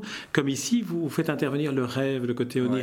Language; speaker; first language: French; native; French